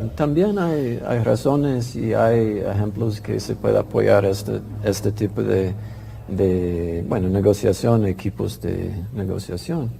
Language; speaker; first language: Spanish; non-native, fluent; English